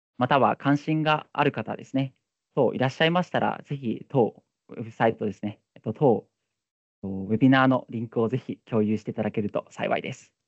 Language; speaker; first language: Japanese; native; Japanese